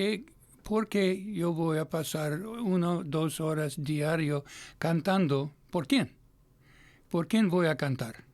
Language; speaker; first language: Spanish; non-native, fluent; English